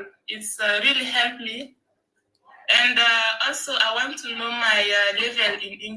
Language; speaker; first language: English; non-native, learner; French